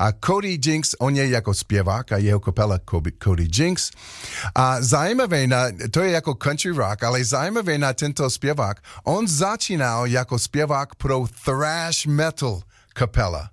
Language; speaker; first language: Czech; non-native, learner; English